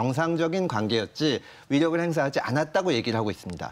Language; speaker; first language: Korean; native; Korean